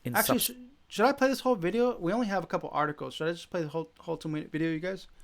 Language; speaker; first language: English; native; English